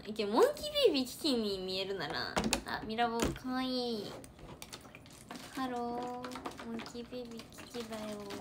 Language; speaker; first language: Japanese; native; Japanese